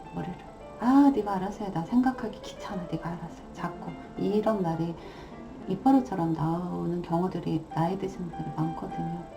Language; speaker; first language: Korean; native; Korean